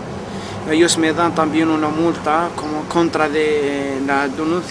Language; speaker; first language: Spanish; non-native, fluent; Arabic